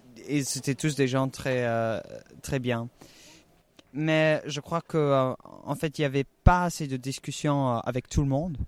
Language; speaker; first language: French; non-native, fluent; German